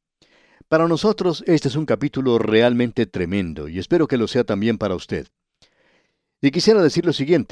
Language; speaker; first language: Spanish; native; Spanish